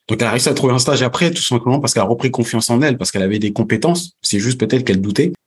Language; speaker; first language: French; early bilingual, other home language; Fula